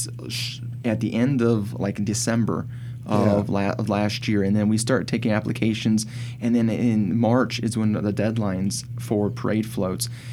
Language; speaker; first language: English; native; English